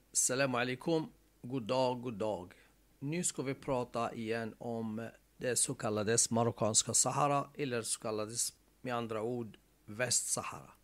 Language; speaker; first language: Swedish; non-native, fluent; Arabic